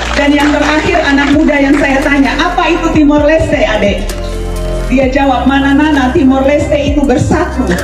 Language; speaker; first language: Indonesian; native; Indonesian